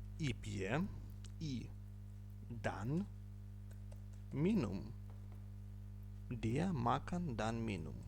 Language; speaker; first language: Indonesian; non-native, fluent; Ukrainian